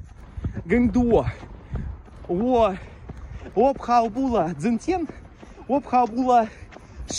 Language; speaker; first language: Chinese; non-native, learner; Russian